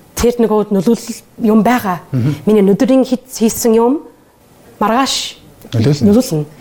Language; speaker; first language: Mongolian; non-native, learner; English